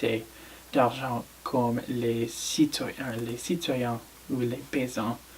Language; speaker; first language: French; non-native, learner; English